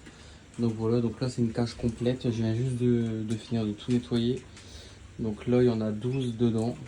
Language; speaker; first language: French; native; French